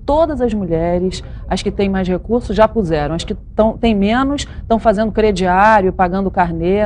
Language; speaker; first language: Portuguese; native; Portuguese